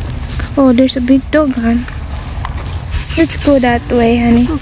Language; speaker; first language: English; non-native, local second language; Filipino